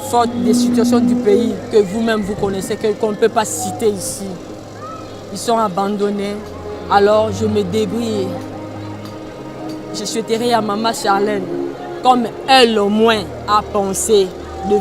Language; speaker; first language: French; non-native, local second language; Lingala